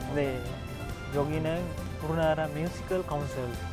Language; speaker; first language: Korean; non-native, learner; Sinhala